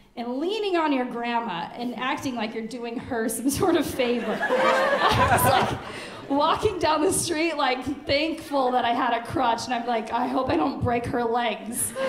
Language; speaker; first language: English; native; English